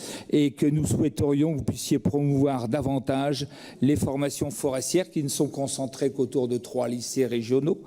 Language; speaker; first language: French; native; French